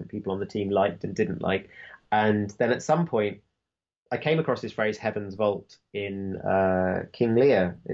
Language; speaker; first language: English; native; English